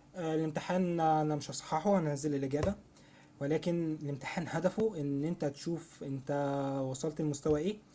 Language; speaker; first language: Egyptian Arabic; native; Egyptian Arabic